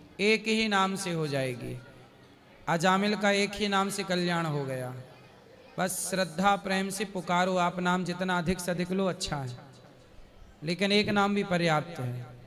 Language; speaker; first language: Hindi; native; Hindi